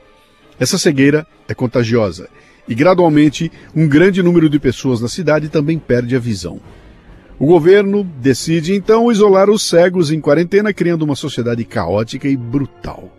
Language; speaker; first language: Portuguese; native; Portuguese